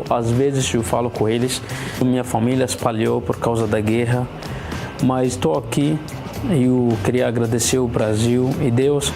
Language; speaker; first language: Portuguese; non-native, learner; Arabic